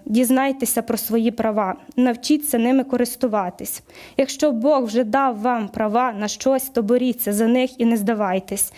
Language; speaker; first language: Ukrainian; native; Ukrainian